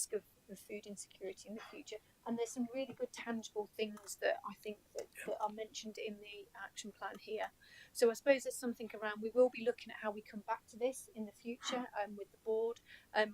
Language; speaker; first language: English; native; English